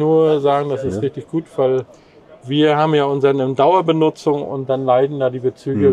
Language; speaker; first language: German; native; German